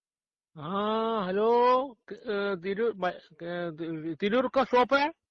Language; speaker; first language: Hindi; non-native, local second language; Malayalam